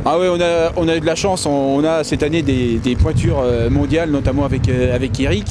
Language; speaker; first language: French; native; French